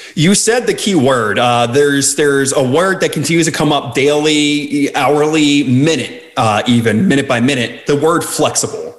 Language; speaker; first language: English; native; English